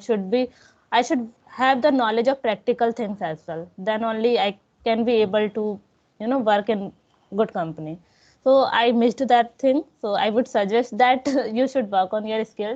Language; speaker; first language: English; non-native, local second language; Hindi